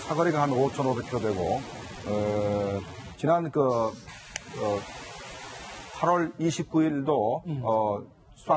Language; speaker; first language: Korean; native; Korean